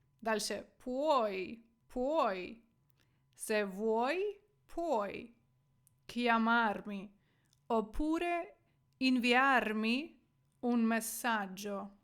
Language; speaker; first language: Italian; non-native, fluent; Ukrainian